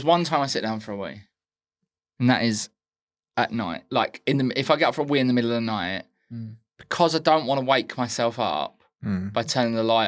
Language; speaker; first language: English; native; English